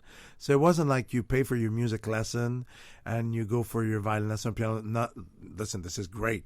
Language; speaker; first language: English; non-native, fluent; French